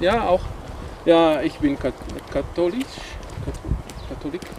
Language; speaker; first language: German; non-native, learner; Dutch